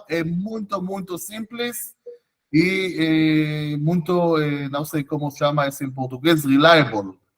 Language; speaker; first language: Portuguese; non-native, fluent; Hebrew